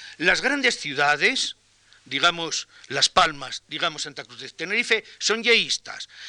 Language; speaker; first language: Spanish; native; Spanish